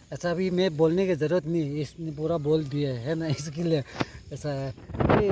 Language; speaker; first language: Hindi; non-native, local second language; Tibetan